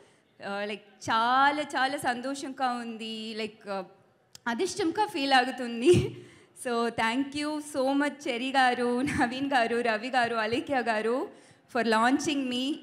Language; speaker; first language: Telugu; non-native, learner; Tamil